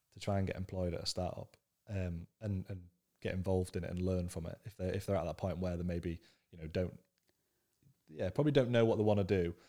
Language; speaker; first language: English; native; English